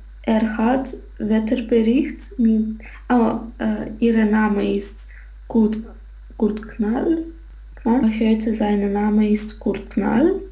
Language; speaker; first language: German; non-native, learner; Russian